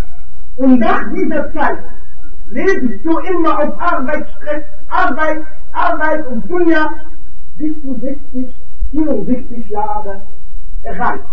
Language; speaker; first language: German; non-native, fluent; Arabic